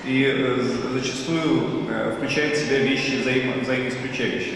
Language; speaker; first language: Russian; native; Russian